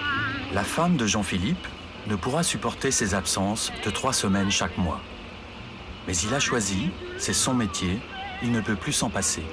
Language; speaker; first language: French; native; French